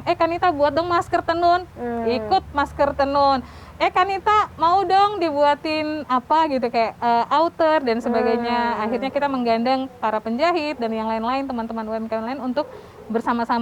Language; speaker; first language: Indonesian; native; Indonesian